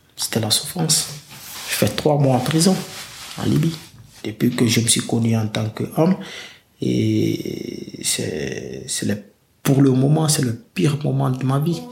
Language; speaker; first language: French; non-native, local second language; Fula